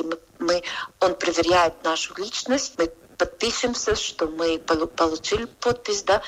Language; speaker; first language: Russian; non-native, local second language; Latvian